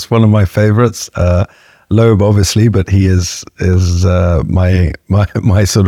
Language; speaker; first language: English; native; English